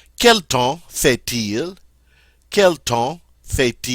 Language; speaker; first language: French; non-native, fluent; English